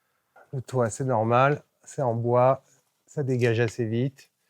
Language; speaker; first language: French; native; French